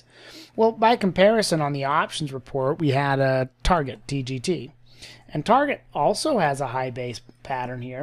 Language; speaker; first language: English; native; English